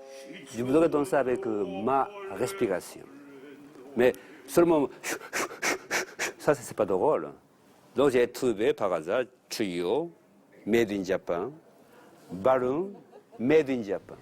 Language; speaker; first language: French; non-native, learner; Japanese